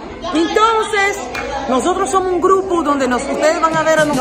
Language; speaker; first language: Spanish; early bilingual, other home language; Portuguese